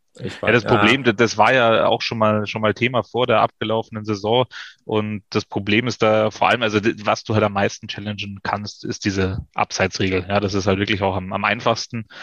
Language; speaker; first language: German; native; German